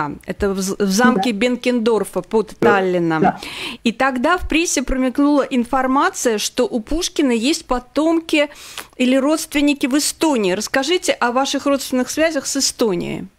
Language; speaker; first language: Russian; native; Russian